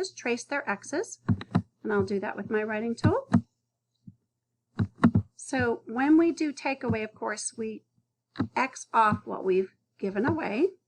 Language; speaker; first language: English; native; English